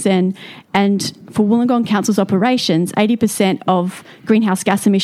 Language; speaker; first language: English; native; English